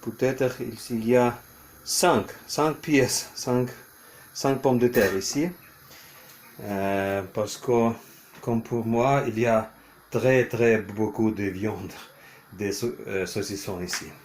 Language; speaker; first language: French; non-native, learner; Ukrainian